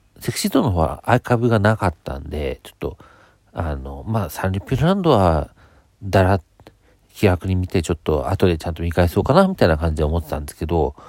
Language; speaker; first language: Japanese; native; Japanese